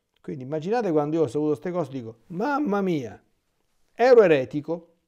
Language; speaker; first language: Italian; native; Italian